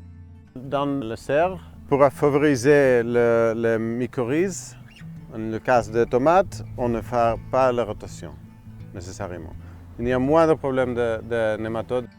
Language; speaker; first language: French; non-native, fluent; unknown